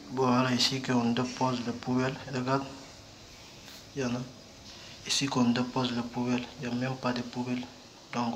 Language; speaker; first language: French; non-native, learner; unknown